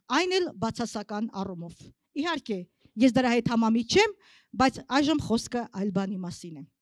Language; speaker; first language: Armenian; native; Armenian